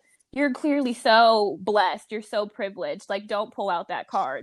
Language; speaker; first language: English; native; English